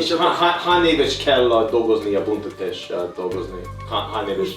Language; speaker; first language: Hungarian; non-native, learner; English